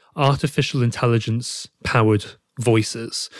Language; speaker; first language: English; native; English